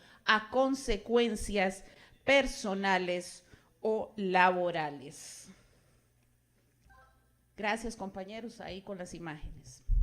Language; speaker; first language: Spanish; native; Spanish